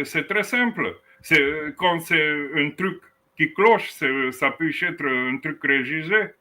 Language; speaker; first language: French; non-native, fluent; Romanian